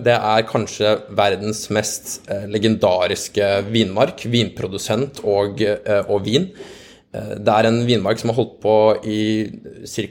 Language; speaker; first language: Norwegian; native; Norwegian